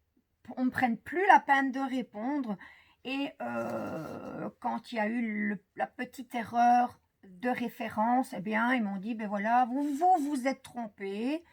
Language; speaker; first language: French; native; French